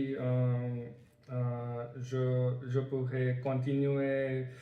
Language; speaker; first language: French; non-native, learner; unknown